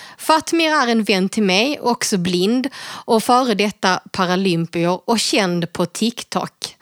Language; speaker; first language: Swedish; native; Swedish